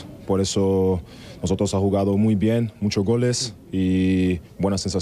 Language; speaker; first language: Spanish; non-native, fluent; German